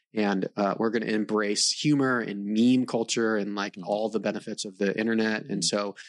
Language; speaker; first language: English; native; English